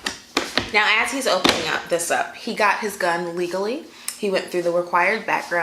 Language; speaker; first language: English; native; English